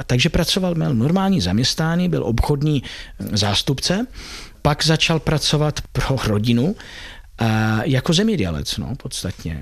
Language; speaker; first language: Czech; non-native, learner; Italian